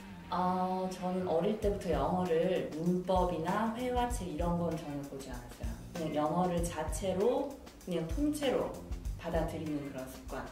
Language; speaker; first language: Korean; native; Korean